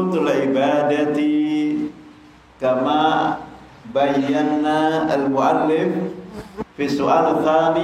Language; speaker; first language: Arabic; non-native, fluent; Indonesian